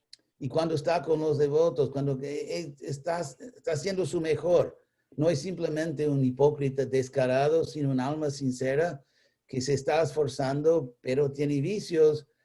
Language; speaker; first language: Spanish; non-native, fluent; English